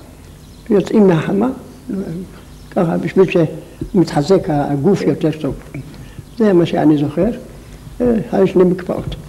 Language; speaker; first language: Hebrew; non-native, local second language; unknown